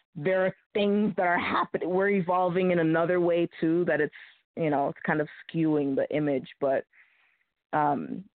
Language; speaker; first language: English; early bilingual, other home language; Spanish